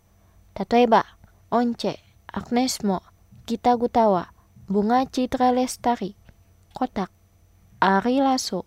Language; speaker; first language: Japanese; non-native, fluent; Indonesian